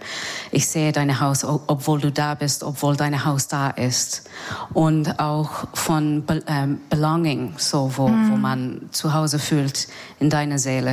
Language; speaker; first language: German; non-native, fluent; English